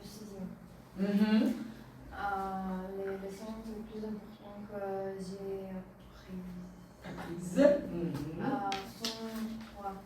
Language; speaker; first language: French; non-native, learner; Bulgarian